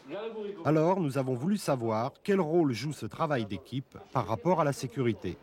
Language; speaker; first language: French; native; French